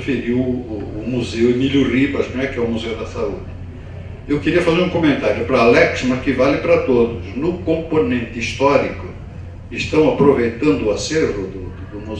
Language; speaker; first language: Portuguese; native; Portuguese